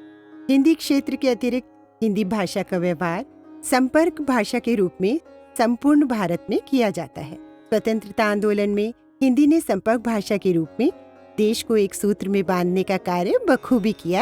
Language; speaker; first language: Hindi; native; Hindi